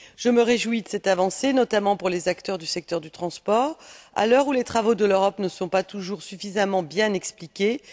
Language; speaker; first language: French; native; French